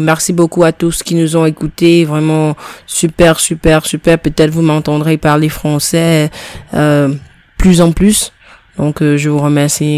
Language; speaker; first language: French; non-native, fluent; English